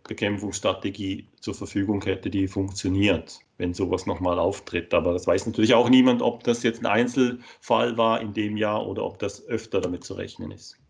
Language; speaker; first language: German; native; German